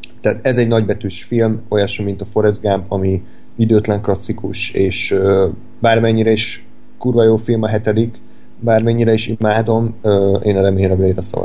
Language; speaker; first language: Hungarian; native; Hungarian